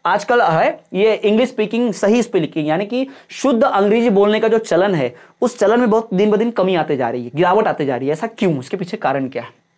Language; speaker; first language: Hindi; native; Hindi